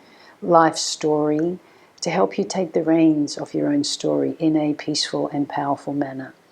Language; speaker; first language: English; native; English